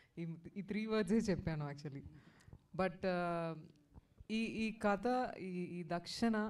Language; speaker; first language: Telugu; non-native, fluent; Tamil